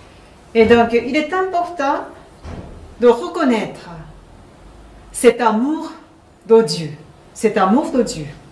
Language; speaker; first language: French; non-native, fluent; Japanese